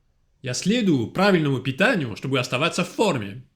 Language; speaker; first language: Russian; non-native, fluent; French